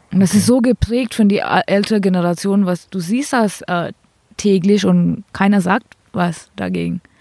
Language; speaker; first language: German; non-native, fluent; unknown